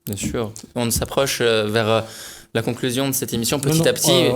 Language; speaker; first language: French; native; French